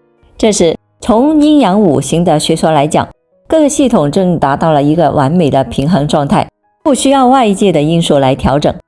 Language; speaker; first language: Chinese; native; Chinese